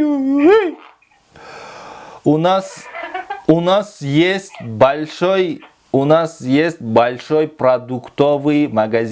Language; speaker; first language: Russian; non-native, local second language; Kyrgyz